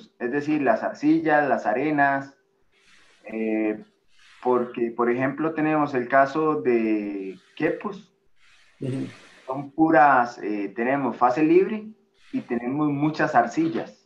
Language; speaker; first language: Spanish; native; Spanish